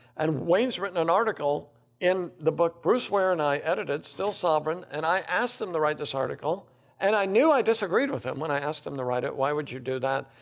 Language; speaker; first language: English; native; English